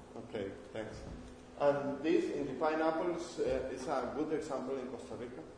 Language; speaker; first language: English; non-native, learner; Spanish